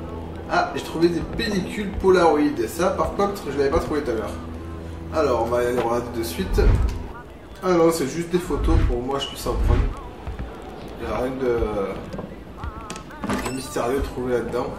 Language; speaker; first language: French; native; French